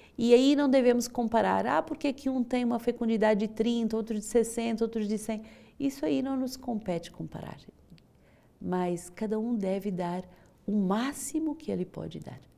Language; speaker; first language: Portuguese; non-native, fluent; French